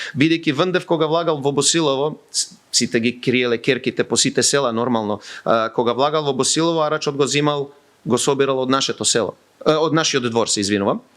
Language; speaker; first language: Macedonian; early bilingual, heritage; Macedonian